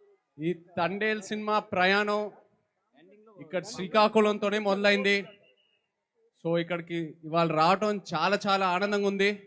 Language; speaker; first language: Telugu; native; Telugu